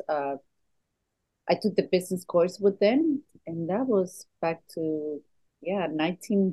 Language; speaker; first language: English; non-native, fluent; Spanish